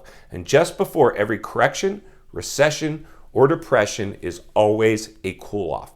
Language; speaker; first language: English; native; English